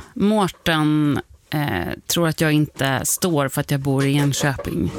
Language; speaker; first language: Swedish; native; Swedish